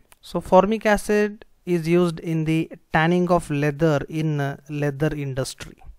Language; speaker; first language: English; non-native, local second language; Kannada